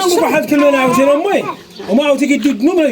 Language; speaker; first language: Arabic; native; Arabic